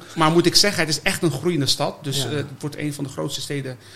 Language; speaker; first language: Dutch; native; Dutch